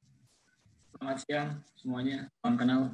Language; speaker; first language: Indonesian; native; Indonesian